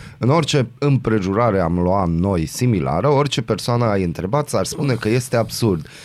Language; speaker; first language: Romanian; non-native, local second language; Hungarian